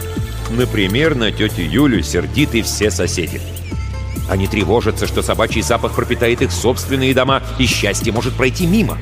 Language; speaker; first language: Russian; native; Russian